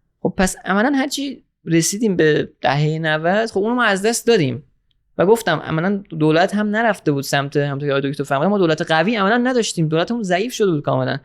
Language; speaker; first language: Persian; native; Persian